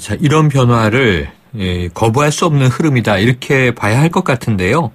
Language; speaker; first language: Korean; native; Korean